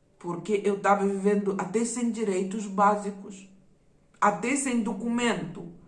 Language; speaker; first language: Portuguese; non-native, fluent; Russian